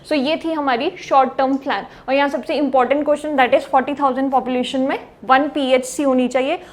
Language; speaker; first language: Hindi; native; Hindi